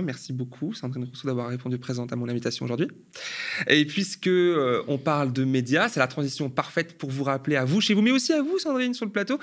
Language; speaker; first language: French; native; French